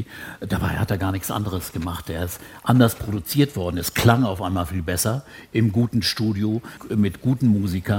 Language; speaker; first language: German; native; German